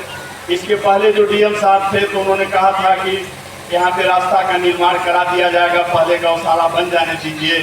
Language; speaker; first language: Hindi; native; Hindi